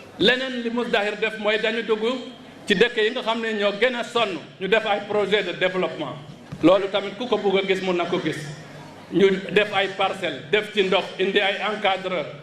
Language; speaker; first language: Wolof; non-native, local second language; Fula